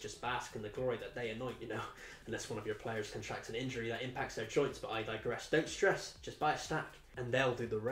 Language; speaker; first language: English; native; English